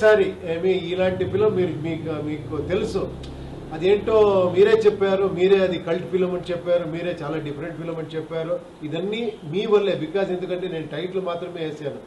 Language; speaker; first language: Telugu; non-native, fluent; Kannada